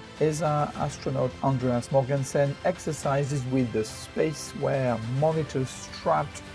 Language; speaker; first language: English; non-native, fluent; French